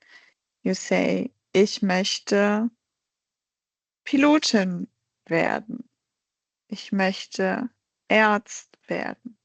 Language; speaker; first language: German; non-native, fluent; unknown